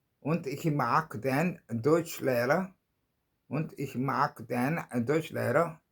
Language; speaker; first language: German; non-native, learner; Korean